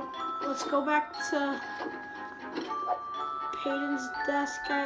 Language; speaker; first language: English; native; English